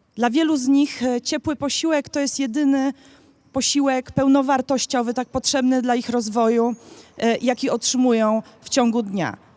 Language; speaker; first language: Polish; native; Polish